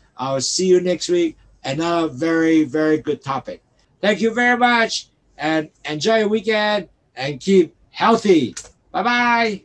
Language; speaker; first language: English; non-native, local second language; Cantonese